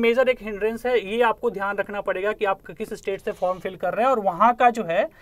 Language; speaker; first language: Hindi; native; Hindi